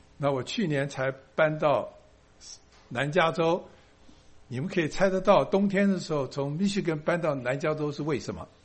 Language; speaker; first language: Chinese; native; Chinese